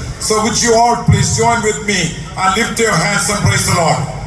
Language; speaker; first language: English; non-native, local second language; Malayalam